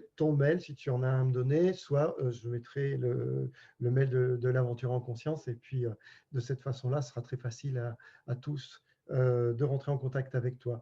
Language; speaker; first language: French; native; French